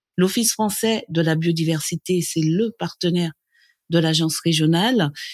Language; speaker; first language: French; native; French